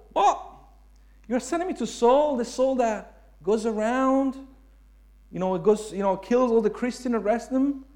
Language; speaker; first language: English; non-native, fluent; Italian